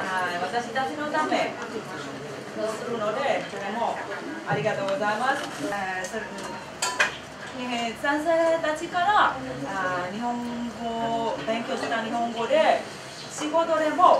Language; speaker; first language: Japanese; non-native, learner; Burmese